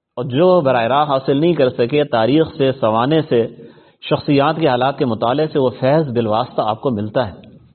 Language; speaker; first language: Urdu; non-native, local second language; Punjabi